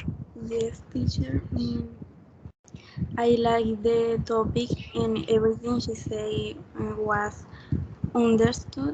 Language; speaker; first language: English; non-native, learner; Spanish